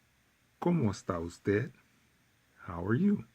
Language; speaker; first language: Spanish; non-native, fluent; English